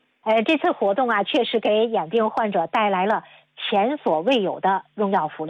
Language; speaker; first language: Chinese; native; Chinese